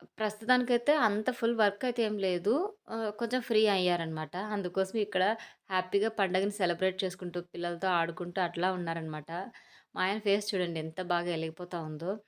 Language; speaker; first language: Telugu; native; Telugu